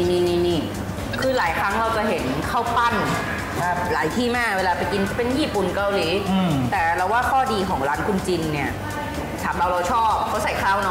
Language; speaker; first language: Thai; native; Thai